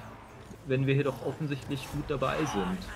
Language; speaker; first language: German; native; German